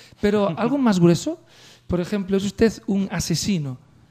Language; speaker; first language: Spanish; native; Spanish